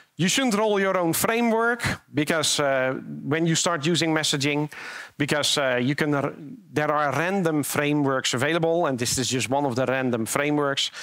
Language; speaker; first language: English; non-native, fluent; Dutch